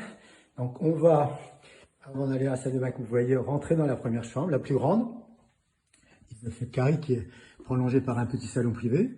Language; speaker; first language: French; native; French